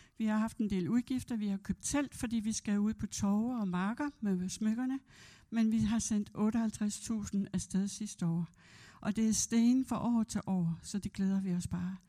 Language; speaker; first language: Danish; native; Danish